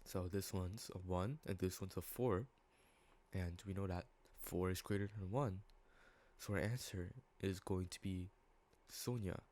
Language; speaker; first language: English; native; English